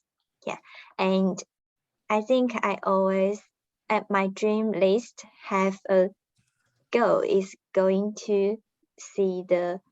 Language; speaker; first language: English; non-native, learner; Chinese